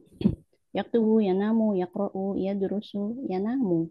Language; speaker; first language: Arabic; non-native, learner; Indonesian